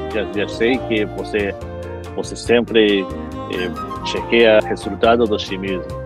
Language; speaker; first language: Portuguese; non-native, fluent; Japanese